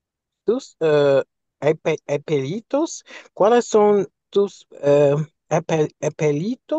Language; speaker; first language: Spanish; non-native, learner; English